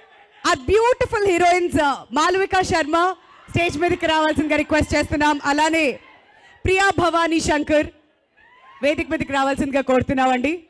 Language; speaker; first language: Telugu; native; Telugu